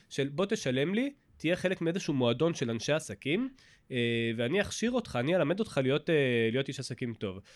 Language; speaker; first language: Hebrew; native; Hebrew